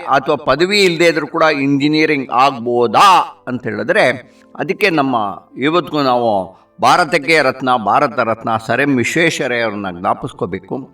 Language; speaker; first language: Kannada; non-native, local second language; Tamil